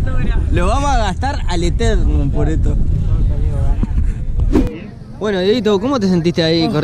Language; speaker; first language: Spanish; native; Spanish